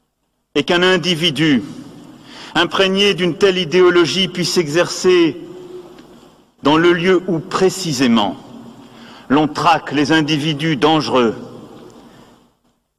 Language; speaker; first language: French; native; French